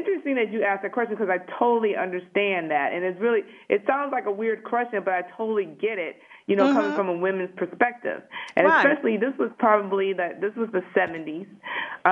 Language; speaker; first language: English; native; English